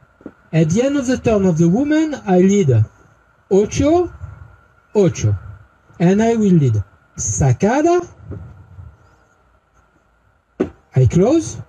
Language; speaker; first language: English; non-native, learner; French